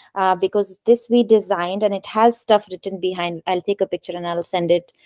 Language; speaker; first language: English; non-native, local second language; Kashmiri